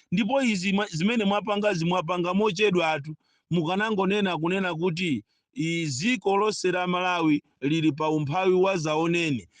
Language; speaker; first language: Nyanja; non-native, local second language; Yao